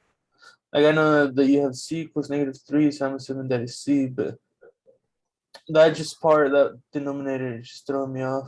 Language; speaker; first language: English; native; English